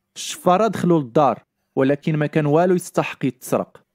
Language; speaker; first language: Arabic; non-native, learner; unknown